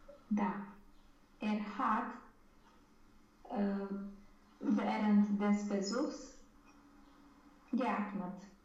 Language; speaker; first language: German; non-native, learner; Romanian